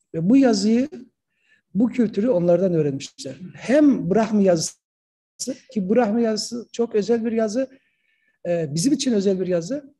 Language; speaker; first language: Turkish; native; Turkish